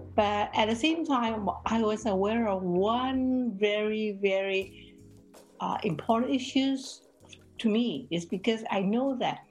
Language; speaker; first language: English; non-native, local second language; Cantonese